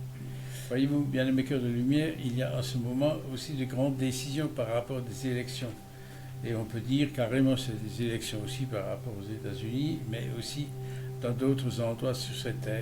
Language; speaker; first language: French; native; French